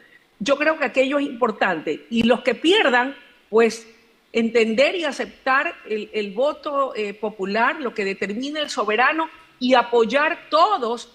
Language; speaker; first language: Spanish; native; Spanish